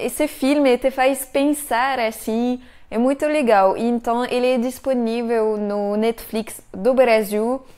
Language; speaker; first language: Portuguese; non-native, fluent; French